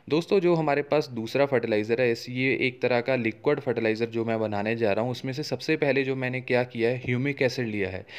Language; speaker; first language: Hindi; native; Hindi